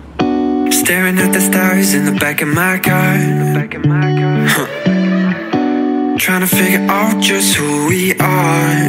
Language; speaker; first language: English; native; English